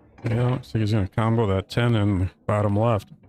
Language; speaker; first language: English; native; English